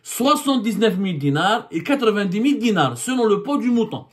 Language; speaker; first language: French; non-native, local second language; Arabic